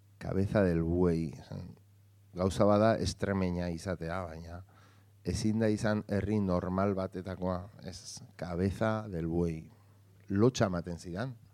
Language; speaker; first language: Basque; non-native, local second language; Spanish